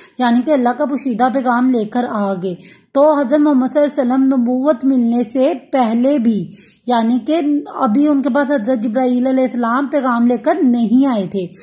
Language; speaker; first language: Urdu; non-native, local second language; Punjabi